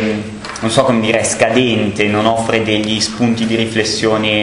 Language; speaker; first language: Italian; native; Italian